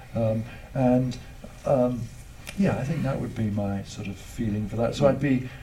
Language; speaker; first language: English; native; English